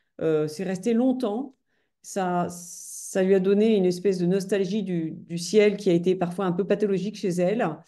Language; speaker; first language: French; native; French